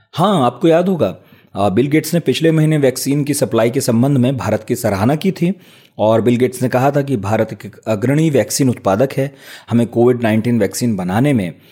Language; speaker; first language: Hindi; native; Hindi